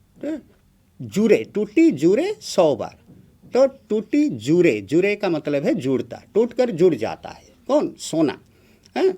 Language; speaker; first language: Hindi; non-native, local second language; Odia